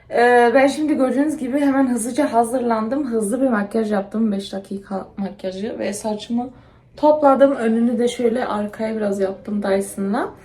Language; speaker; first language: Turkish; early bilingual, heritage; Turkish